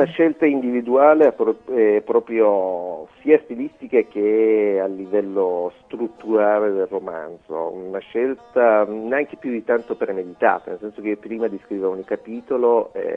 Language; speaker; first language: Italian; non-native, fluent; Persian